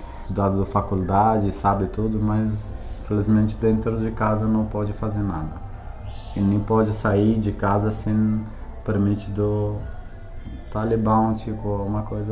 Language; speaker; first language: Portuguese; non-native, learner; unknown